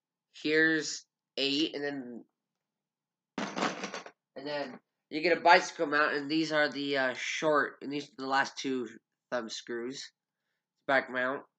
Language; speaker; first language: English; native; English